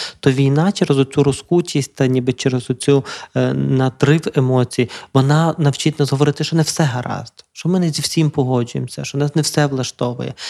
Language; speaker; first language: Ukrainian; native; Ukrainian